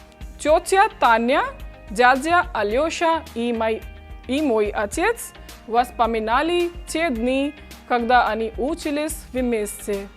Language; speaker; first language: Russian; non-native, fluent; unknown